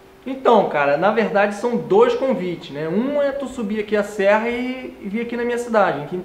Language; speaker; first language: Portuguese; native; Portuguese